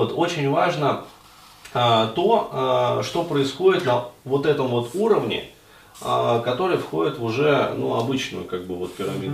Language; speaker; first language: Russian; native; Russian